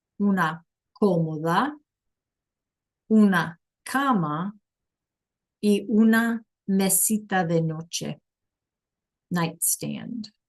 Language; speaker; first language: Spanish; non-native, fluent; English